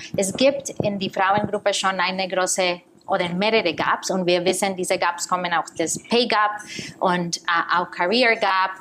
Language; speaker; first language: German; non-native, fluent; Spanish